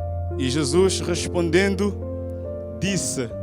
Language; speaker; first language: Portuguese; native; Portuguese